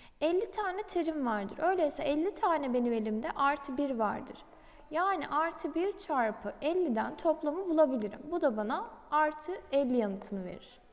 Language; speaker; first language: Turkish; native; Turkish